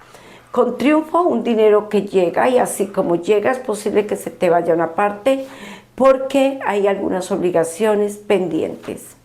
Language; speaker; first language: Spanish; native; Spanish